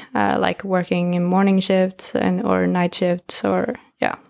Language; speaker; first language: English; non-native, fluent; Swedish